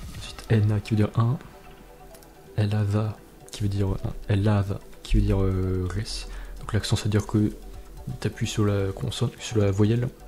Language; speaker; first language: French; native; French